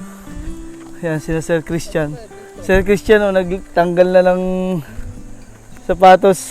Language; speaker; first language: Filipino; native; Filipino